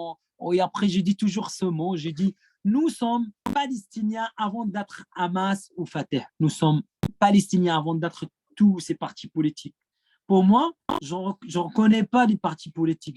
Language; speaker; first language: French; non-native, fluent; Arabic